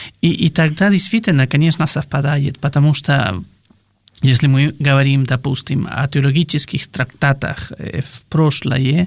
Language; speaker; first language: Russian; non-native, fluent; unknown